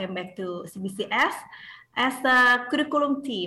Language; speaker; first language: English; non-native, fluent; Indonesian